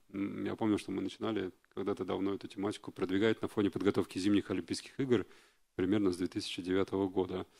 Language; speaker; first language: Russian; native; Russian